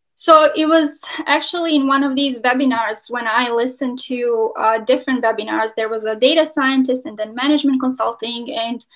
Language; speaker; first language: English; non-native, fluent; Serbian